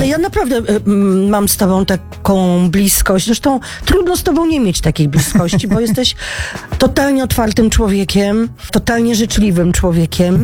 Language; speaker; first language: Polish; native; Polish